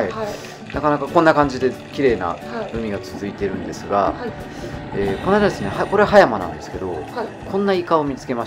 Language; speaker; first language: Japanese; native; Japanese